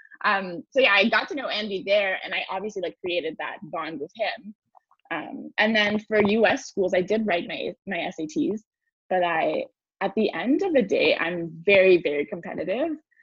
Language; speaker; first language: English; early bilingual, other home language; French